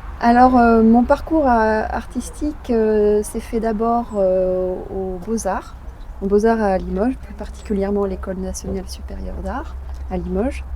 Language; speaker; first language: French; native; French